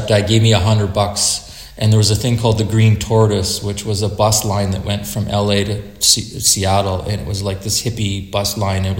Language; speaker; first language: English; native; English